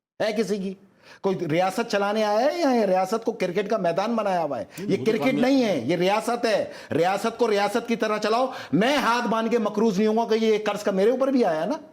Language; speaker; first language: Urdu; native; Urdu